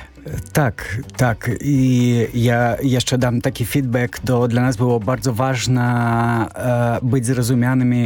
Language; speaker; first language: Polish; non-native, learner; Belarusian